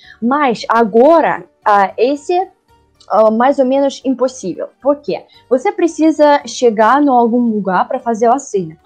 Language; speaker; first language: Portuguese; non-native, learner; Russian